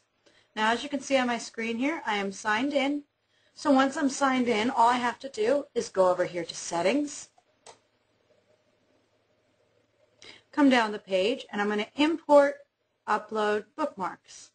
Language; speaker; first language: English; native; English